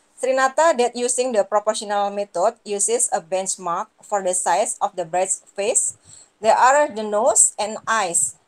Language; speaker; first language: English; non-native, learner; Indonesian